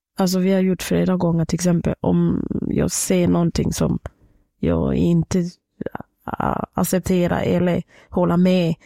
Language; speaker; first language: Swedish; non-native, fluent; Swahili